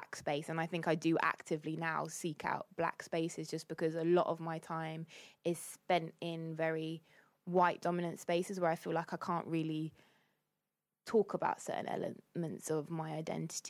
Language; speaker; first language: English; native; English